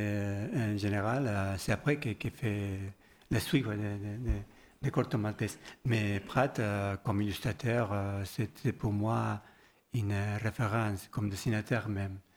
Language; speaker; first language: French; non-native, learner; Spanish